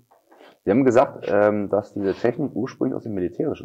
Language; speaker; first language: German; native; German